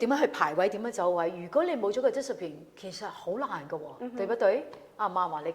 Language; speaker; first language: Cantonese; native; Cantonese